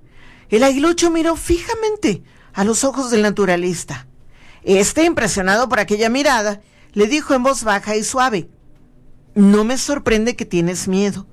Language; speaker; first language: Spanish; native; Spanish